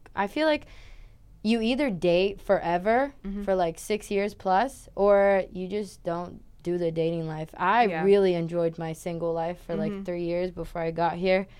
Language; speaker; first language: English; non-native, fluent; Portuguese